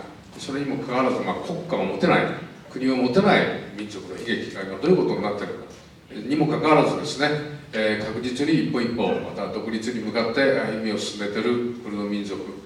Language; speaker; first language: Japanese; native; Japanese